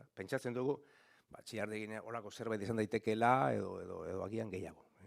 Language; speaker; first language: Basque; native; Basque